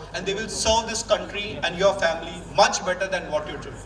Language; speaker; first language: English; non-native, local second language; Malayalam